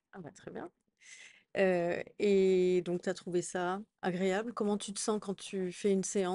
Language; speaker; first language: French; native; French